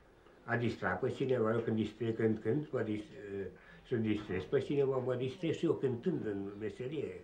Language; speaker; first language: Romanian; non-native, local second language; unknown